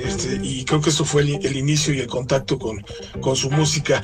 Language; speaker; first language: Spanish; native; Spanish